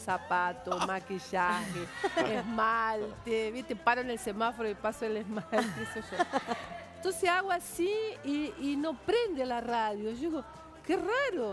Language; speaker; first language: Spanish; non-native, fluent; Portuguese